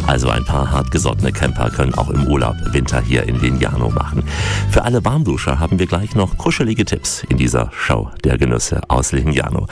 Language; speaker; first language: German; native; German